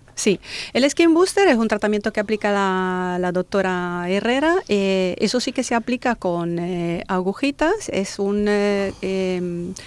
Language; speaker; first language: Spanish; non-native, fluent; Italian